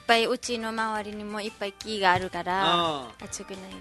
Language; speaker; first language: Japanese; non-native, learner; Nepali